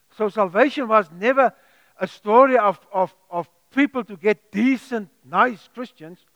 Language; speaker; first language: English; non-native, local second language; Afrikaans